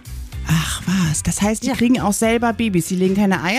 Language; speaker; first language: German; native; German